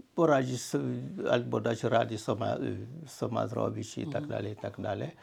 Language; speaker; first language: Polish; non-native, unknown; Swahili